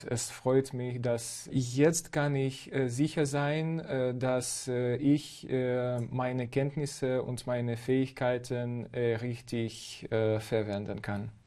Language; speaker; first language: German; non-native, fluent; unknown